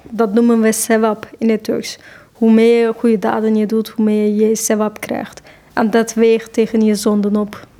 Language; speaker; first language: Dutch; non-native, fluent; Turkish